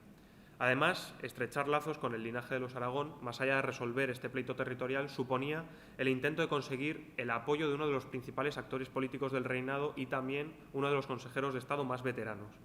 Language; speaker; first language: Spanish; native; Spanish